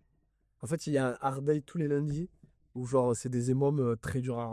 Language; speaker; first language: French; native; French